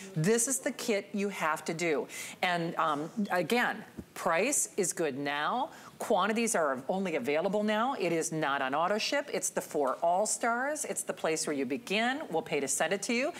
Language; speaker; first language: English; native; English